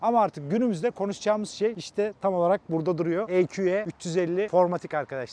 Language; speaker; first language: Turkish; native; Turkish